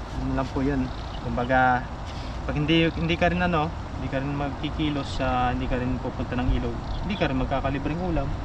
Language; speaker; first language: Filipino; native; Filipino